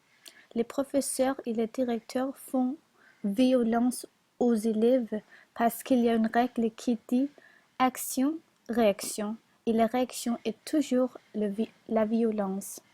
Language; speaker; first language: French; non-native, learner; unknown